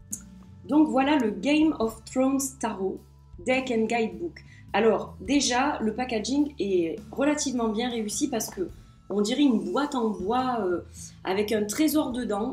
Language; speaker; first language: French; native; French